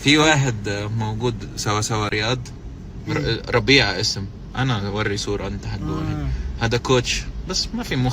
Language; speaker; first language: Arabic; native; Arabic